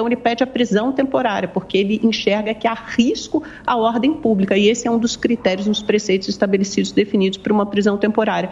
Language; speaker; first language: Portuguese; native; Portuguese